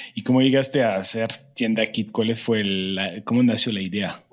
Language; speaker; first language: Spanish; non-native, fluent; French